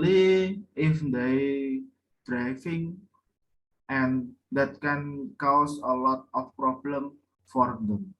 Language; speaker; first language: English; non-native, learner; Indonesian